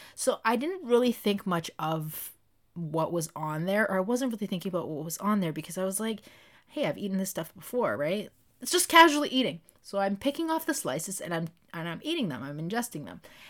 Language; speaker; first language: English; early bilingual, other home language; Spanish